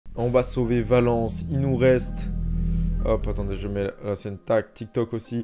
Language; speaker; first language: French; native; French